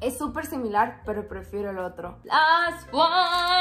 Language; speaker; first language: Spanish; native; Spanish